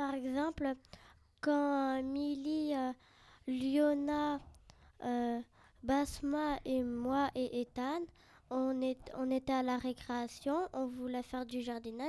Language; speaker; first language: French; early bilingual, other home language; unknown